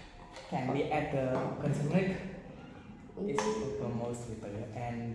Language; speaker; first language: English; non-native, learner; Indonesian